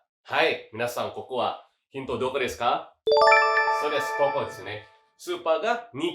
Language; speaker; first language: Japanese; non-native, fluent; Indonesian